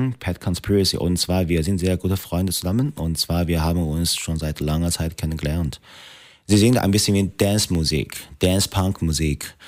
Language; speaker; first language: German; non-native, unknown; Chinese